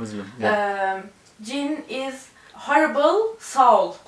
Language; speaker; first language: English; non-native, learner; Turkish